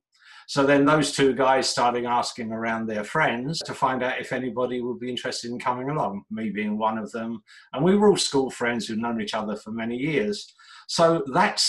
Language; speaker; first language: English; native; English